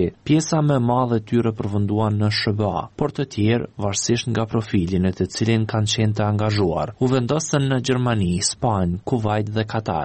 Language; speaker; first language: Albanian; native; Albanian